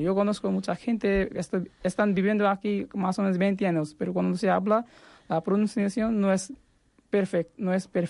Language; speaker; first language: Spanish; non-native, learner; Bangla